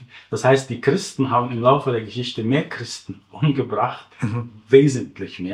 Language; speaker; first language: German; non-native, fluent; Arabic